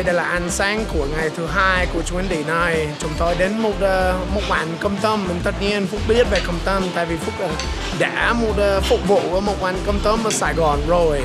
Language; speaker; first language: Vietnamese; non-native, learner; English